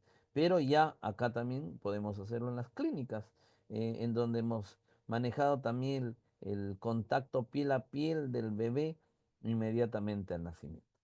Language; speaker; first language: Spanish; native; Spanish